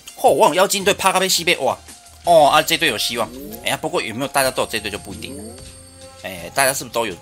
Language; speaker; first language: Chinese; native; Chinese